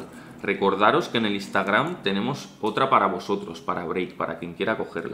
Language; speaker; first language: Spanish; native; Spanish